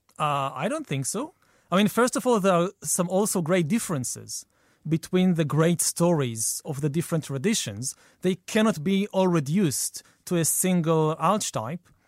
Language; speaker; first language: English; non-native, fluent; Hebrew